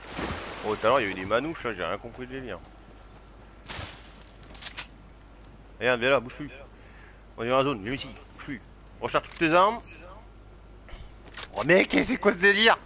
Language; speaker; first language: French; native; French